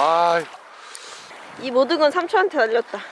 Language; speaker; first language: Korean; native; Korean